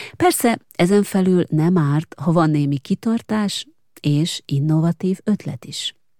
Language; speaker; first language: Hungarian; native; Hungarian